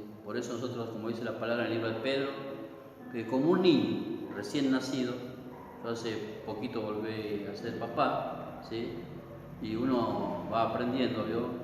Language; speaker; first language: Spanish; native; Spanish